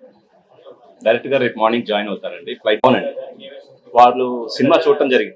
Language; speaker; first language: Telugu; native; Telugu